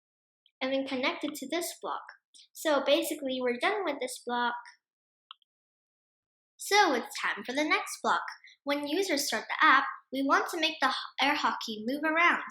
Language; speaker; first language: English; non-native, fluent; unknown